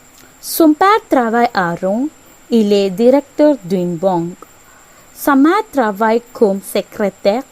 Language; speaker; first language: French; non-native, learner; Tamil